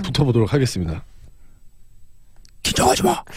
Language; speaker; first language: Korean; native; Korean